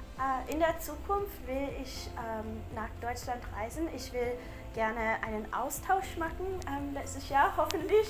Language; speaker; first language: German; non-native, learner; English